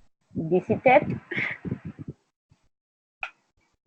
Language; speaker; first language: English; non-native, learner; Spanish